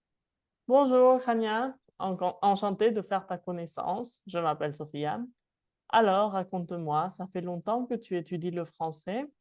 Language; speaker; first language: French; non-native, fluent; Spanish